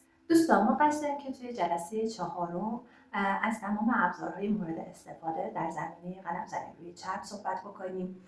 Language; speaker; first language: Persian; native; Persian